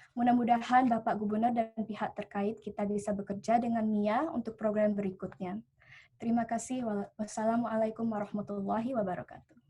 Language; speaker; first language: Indonesian; early bilingual, heritage; Indonesian